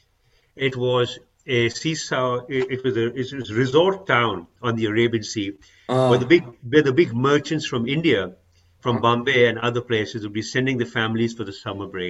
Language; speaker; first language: English; non-native, local second language; Urdu